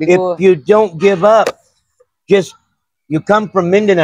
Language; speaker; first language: English; native; English